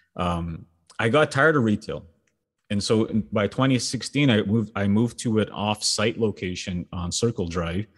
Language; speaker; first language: English; native; English